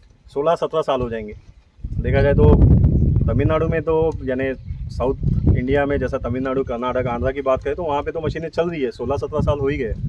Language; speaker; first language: Hindi; non-native, local second language; Marathi